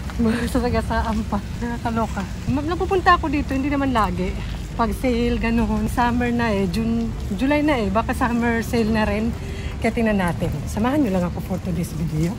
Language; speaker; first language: Filipino; native; Filipino